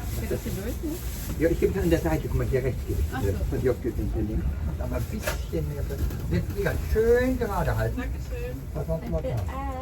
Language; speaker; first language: German; native; German